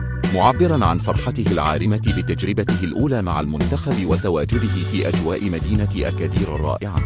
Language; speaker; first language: Arabic; native; Arabic